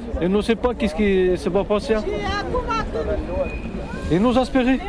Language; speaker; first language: French; non-native, learner; Romanian